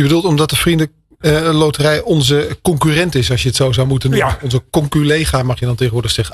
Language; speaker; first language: Dutch; native; Dutch